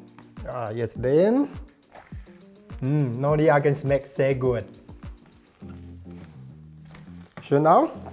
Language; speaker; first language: German; non-native, learner; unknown